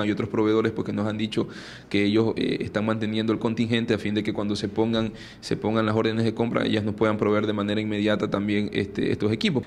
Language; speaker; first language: Spanish; native; Spanish